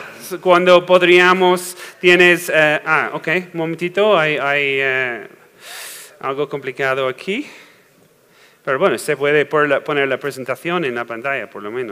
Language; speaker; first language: Spanish; non-native, fluent; English